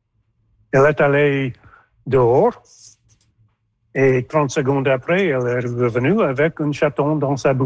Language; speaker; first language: French; non-native, local second language; English